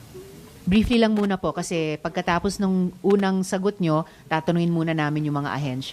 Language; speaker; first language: Filipino; native; Filipino